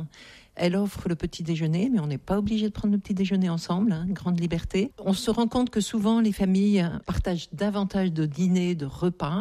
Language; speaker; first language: French; native; French